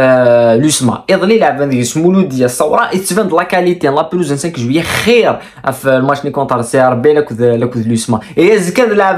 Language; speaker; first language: French; non-native, local second language; Kabyle